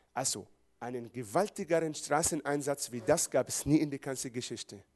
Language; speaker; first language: German; non-native, fluent; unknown